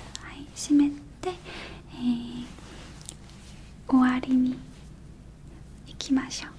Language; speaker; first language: Japanese; non-native, learner; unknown